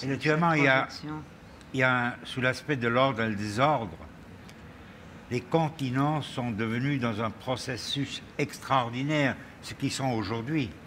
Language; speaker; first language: French; non-native, fluent; German